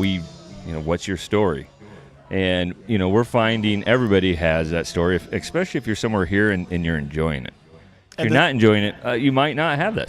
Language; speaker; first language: English; native; English